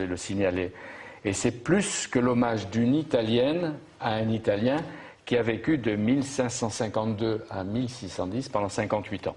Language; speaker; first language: French; native; French